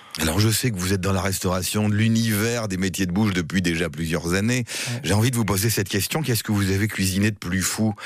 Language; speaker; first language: French; native; French